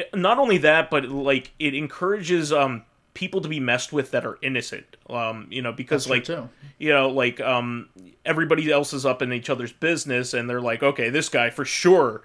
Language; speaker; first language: English; native; English